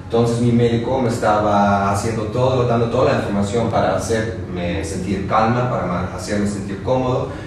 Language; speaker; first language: Spanish; non-native, fluent; Dutch